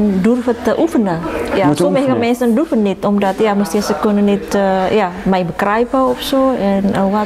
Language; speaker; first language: Dutch; non-native, learner; Indonesian